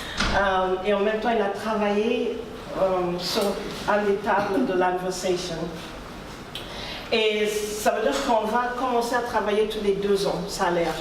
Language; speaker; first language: French; non-native, fluent; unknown